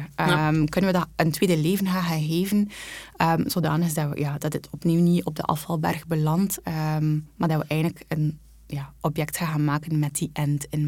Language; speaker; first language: Dutch; native; Dutch